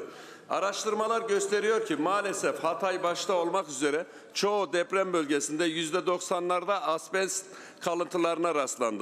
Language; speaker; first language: Turkish; native; Turkish